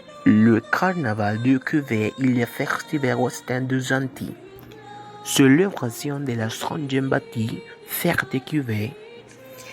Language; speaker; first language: French; non-native, learner; Spanish